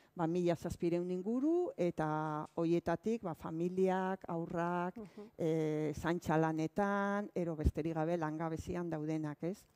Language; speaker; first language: Basque; native; Basque